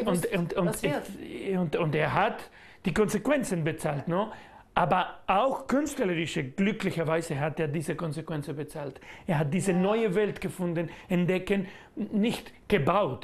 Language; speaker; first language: German; non-native, learner; Spanish